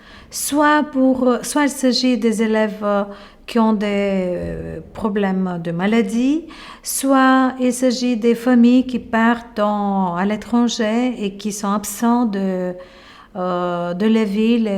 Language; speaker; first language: French; non-native, local second language; Bulgarian